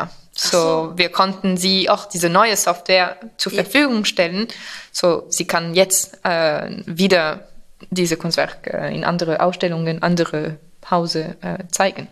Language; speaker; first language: German; non-native, fluent; French